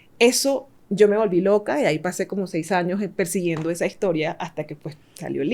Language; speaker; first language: Spanish; native; Spanish